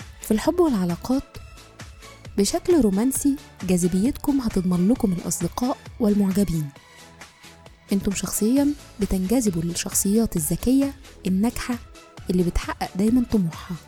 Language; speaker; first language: Arabic; native; Arabic